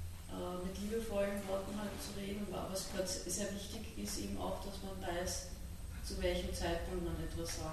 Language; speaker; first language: German; native; German